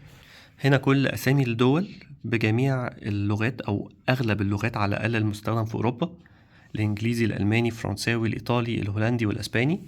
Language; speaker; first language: Arabic; native; Arabic